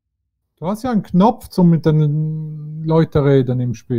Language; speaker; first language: German; native; German